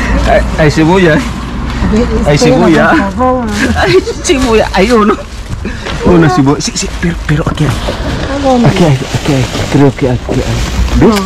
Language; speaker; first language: Spanish; non-native, learner; Filipino